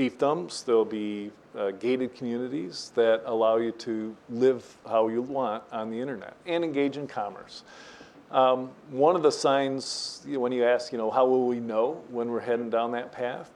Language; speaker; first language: English; native; English